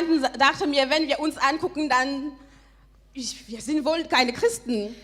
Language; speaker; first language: German; non-native, fluent; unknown